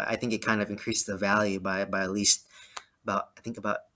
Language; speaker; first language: English; native; English